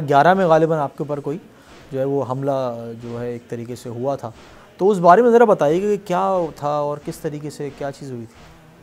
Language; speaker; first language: Urdu; native; Urdu